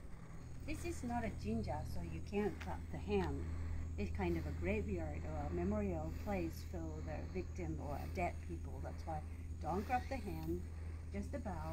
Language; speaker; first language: English; non-native, local second language; Japanese